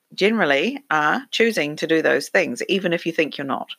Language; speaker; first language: English; native; English